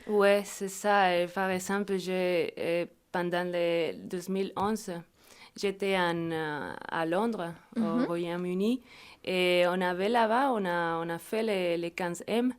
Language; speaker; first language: French; non-native, fluent; Spanish